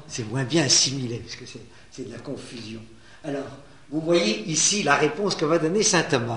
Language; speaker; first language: French; native; French